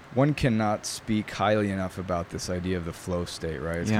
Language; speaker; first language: English; early bilingual, other home language; Italian